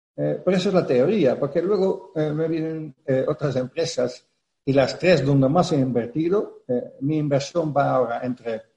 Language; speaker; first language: Spanish; non-native, fluent; Dutch